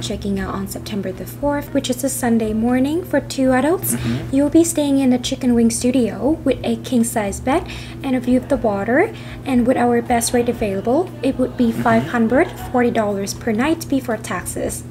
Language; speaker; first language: English; non-native, fluent; Vietnamese